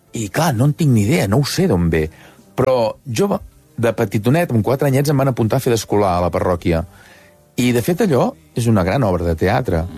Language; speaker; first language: Catalan; native; Catalan